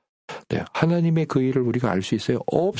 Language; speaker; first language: Korean; native; Korean